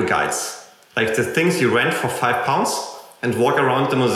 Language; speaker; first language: English; non-native, fluent; German